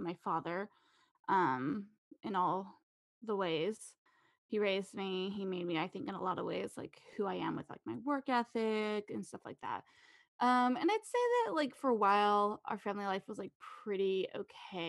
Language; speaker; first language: English; native; English